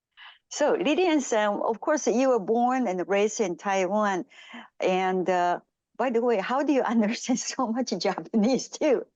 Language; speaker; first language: English; non-native, fluent; Japanese